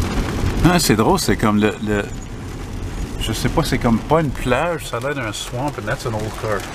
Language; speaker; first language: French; non-native, local second language; English